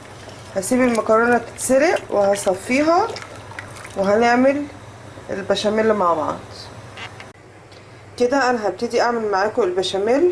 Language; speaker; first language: Arabic; native; Arabic